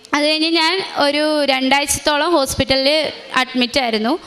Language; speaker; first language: Malayalam; native; Malayalam